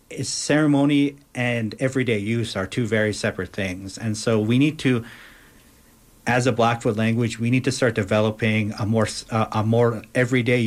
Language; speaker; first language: English; native; English